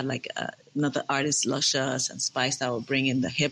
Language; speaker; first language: English; non-native, local second language; Yoruba